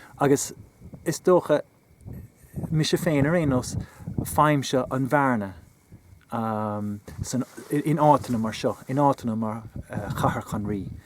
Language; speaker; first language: Irish; non-native, local second language; English